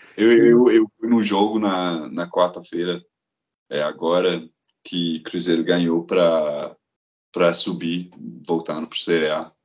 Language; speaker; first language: Portuguese; non-native, fluent; English